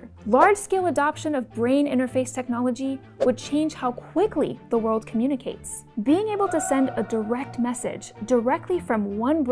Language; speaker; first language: English; native; English